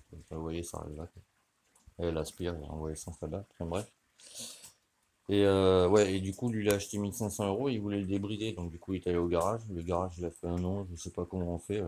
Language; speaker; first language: French; native; French